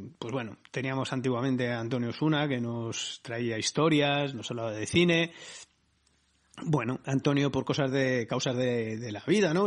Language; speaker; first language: Spanish; native; Spanish